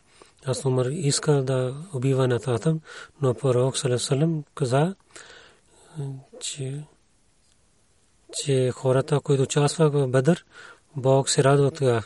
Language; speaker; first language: Bulgarian; non-native, learner; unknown